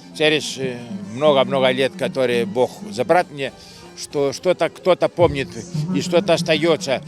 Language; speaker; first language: Russian; non-native, learner; Greek